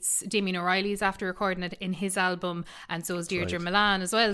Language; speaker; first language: English; native; English